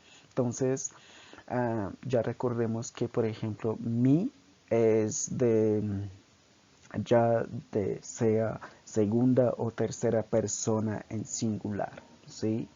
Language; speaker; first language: Spanish; non-native, local second language; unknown